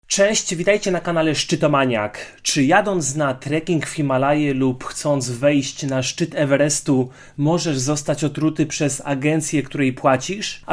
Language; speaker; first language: Polish; native; Polish